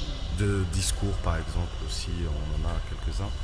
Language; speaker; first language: French; non-native, local second language; Arabic